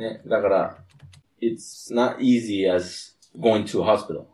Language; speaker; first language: English; native; English